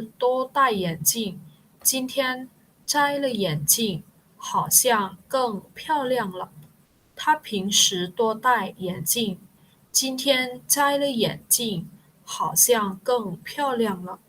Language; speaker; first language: Chinese; non-native, fluent; Thai